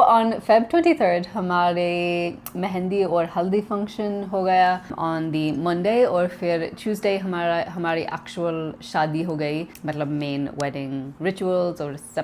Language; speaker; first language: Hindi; non-native, learner; English